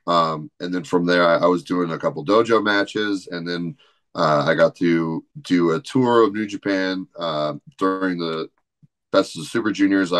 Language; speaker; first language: English; native; English